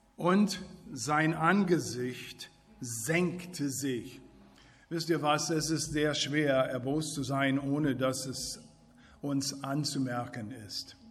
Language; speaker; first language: German; non-native, fluent; English